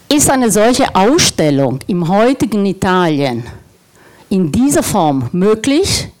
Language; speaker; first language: German; non-native, fluent; Italian